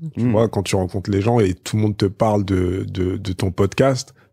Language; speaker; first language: French; native; French